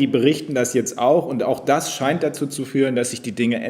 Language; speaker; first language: German; native; German